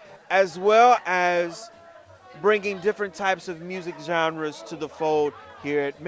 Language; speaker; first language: English; native; English